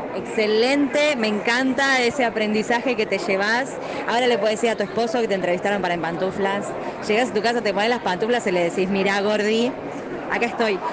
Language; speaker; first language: Spanish; native; Spanish